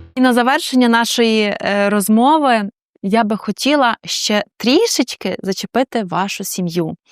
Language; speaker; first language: Ukrainian; native; Ukrainian